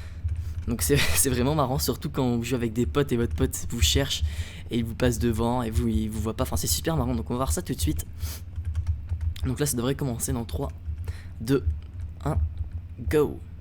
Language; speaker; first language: French; native; French